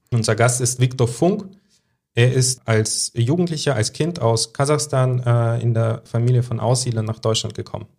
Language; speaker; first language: German; early bilingual, other home language; Russian